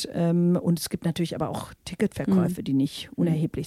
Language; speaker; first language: German; native; German